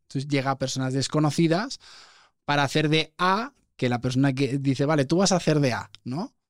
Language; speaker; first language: Spanish; native; Spanish